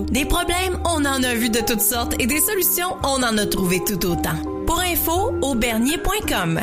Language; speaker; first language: French; native; French